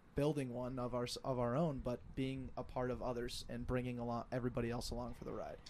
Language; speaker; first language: English; native; English